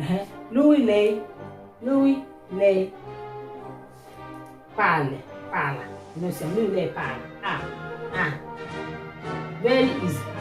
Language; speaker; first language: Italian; non-native, learner; Nigerian Pidgin